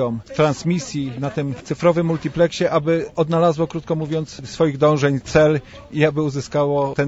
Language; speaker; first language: Polish; native; Polish